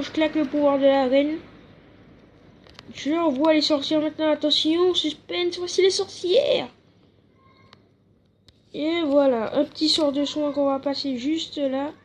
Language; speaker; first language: French; native; French